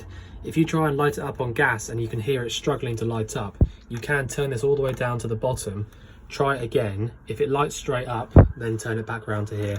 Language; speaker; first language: English; native; English